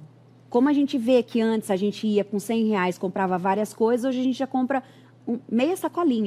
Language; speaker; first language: Portuguese; native; Portuguese